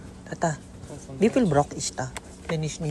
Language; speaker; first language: German; non-native, learner; Cebuano